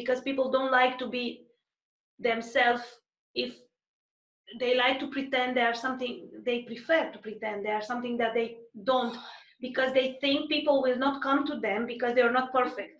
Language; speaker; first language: English; non-native, fluent; Romanian